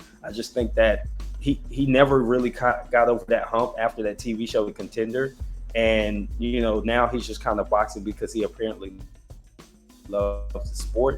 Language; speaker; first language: English; native; English